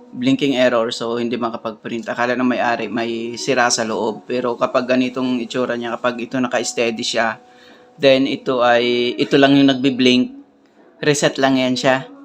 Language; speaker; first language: Filipino; native; Filipino